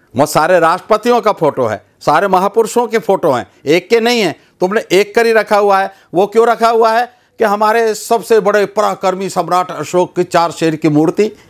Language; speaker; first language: Hindi; native; Hindi